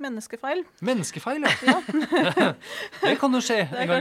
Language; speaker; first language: Norwegian; native; Norwegian